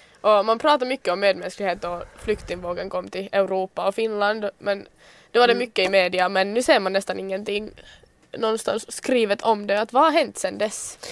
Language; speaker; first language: Swedish; native; Swedish